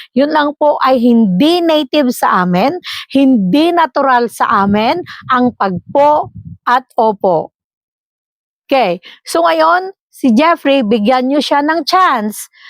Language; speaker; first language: Filipino; non-native, local second language; Iloko